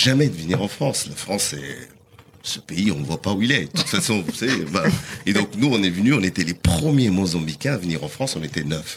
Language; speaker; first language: French; non-native, fluent; Portuguese